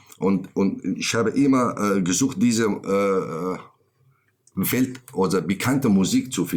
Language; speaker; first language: German; non-native, learner; Kurdish